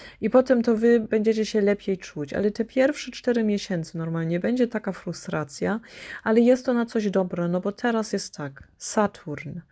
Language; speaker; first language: Polish; early bilingual, heritage; Polish